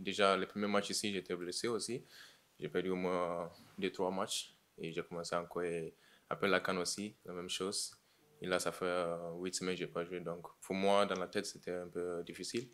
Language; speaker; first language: French; non-native, learner; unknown